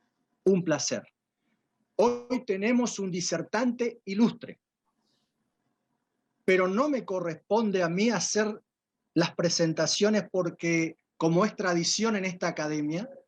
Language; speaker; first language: Spanish; native; Spanish